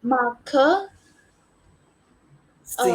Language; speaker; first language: German; non-native, learner; English